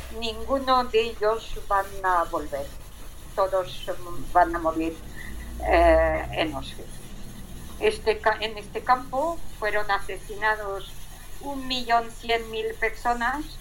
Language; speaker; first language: Spanish; non-native, fluent; French